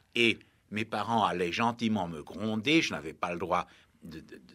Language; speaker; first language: French; native; French